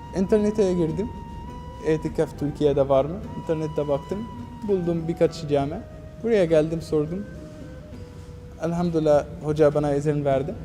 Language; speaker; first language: Turkish; non-native, learner; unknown